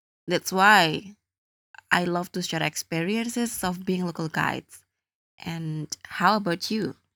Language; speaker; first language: English; non-native, learner; Indonesian